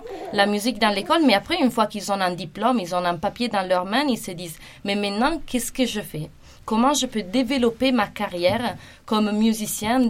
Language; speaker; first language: French; non-native, fluent; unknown